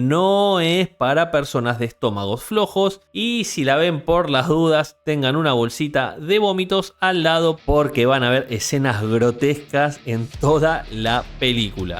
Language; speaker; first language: Spanish; native; Spanish